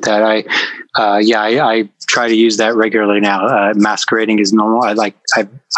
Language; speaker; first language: English; native; English